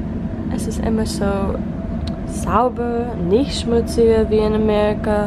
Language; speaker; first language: German; non-native, learner; English